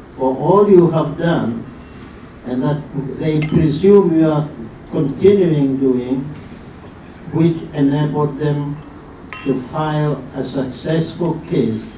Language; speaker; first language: English; non-native, local second language; Kikuyu